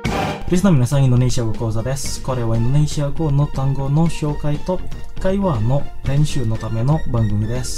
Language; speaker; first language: Japanese; non-native, fluent; Indonesian